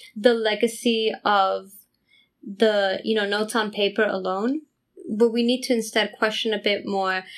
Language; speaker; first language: English; non-native, fluent; Italian